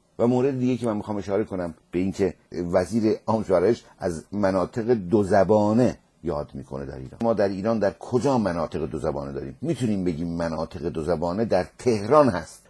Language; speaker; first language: Persian; non-native, local second language; Azerbaijani